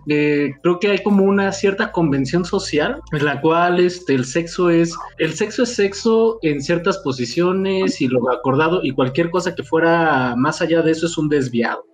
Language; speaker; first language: Spanish; native; Spanish